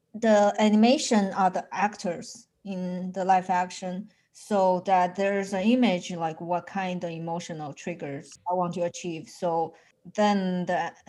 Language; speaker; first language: English; non-native, fluent; Chinese